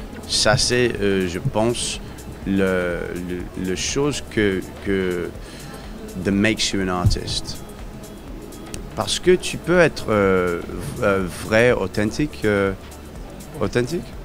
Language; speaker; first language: French; non-native, learner; English